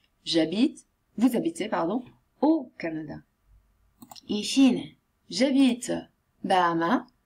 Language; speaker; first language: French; non-native, fluent; Italian